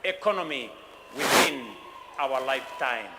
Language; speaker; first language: English; non-native, local second language; Kalenjin